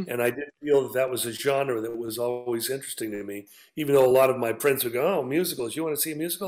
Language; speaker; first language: English; native; English